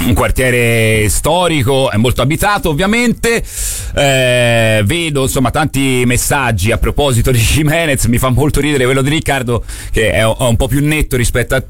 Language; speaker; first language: Italian; native; Italian